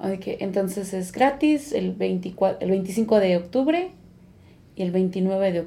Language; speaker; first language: Spanish; native; Spanish